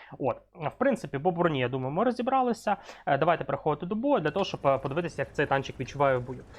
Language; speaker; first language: Ukrainian; non-native, local second language; Russian